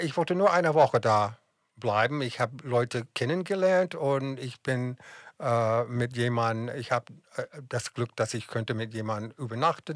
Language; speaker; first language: German; non-native, fluent; English